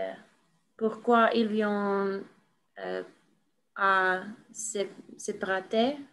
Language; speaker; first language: French; non-native, learner; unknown